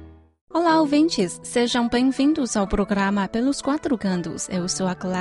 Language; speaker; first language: Portuguese; non-native, fluent; Chinese